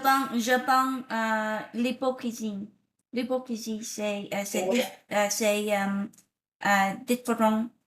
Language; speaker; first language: French; non-native, learner; Vietnamese